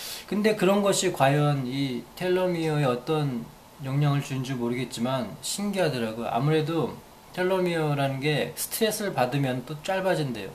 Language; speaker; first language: Korean; native; Korean